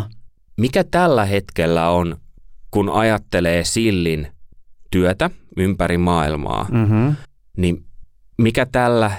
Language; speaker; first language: Finnish; native; Finnish